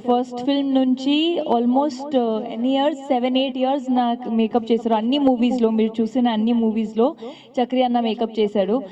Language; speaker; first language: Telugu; non-native, fluent; Hindi